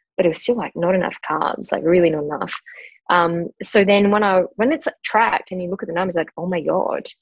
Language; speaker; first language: English; native; English